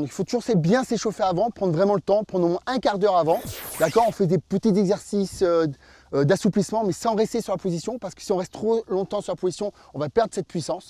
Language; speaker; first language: French; native; French